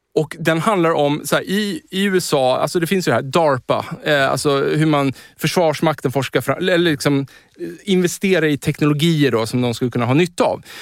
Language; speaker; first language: Swedish; native; Swedish